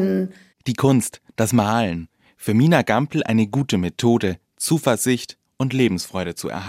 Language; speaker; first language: German; native; German